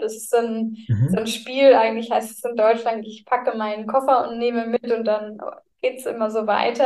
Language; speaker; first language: German; native; German